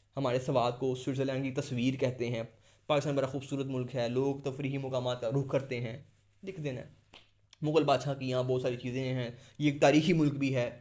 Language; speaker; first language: Urdu; non-native, local second language; Punjabi